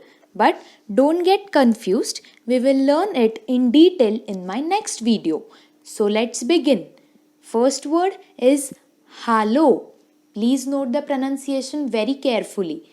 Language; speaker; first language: English; non-native, local second language; Hindi